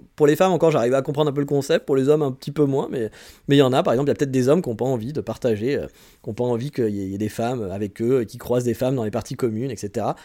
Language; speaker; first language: French; native; French